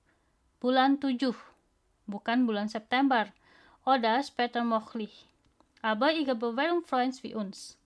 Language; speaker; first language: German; non-native, learner; Indonesian